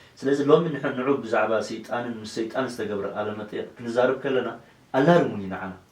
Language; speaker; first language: Tigrinya; non-native, local second language; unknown